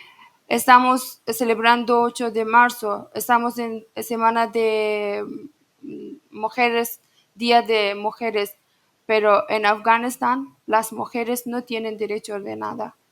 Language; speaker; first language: Spanish; non-native, learner; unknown